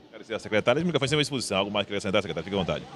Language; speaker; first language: Portuguese; native; Portuguese